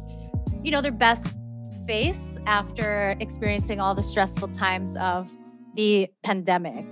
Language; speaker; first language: English; non-native, local second language; Filipino